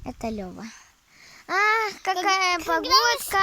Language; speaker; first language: Russian; native; Russian